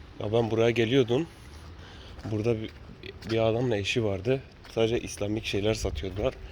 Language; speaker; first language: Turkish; early bilingual, heritage; Turkish